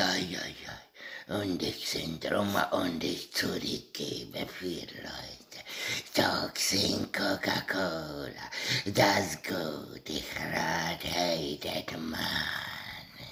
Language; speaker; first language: German; non-native, learner; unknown